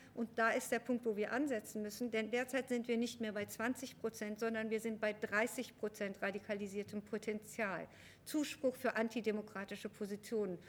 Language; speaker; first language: German; early bilingual, other home language; Persian